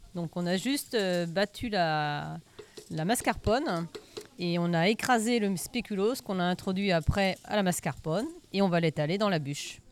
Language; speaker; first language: French; native; French